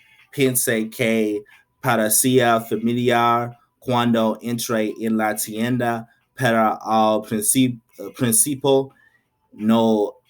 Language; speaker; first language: Spanish; non-native, learner; English